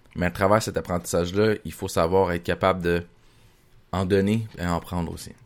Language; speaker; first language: French; native; French